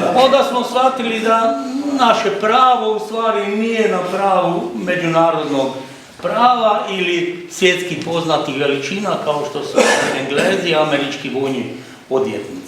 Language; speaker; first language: Croatian; native; Croatian